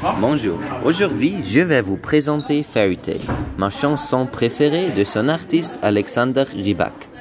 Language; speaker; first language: French; non-native, learner; German